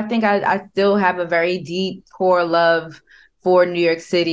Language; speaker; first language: English; native; English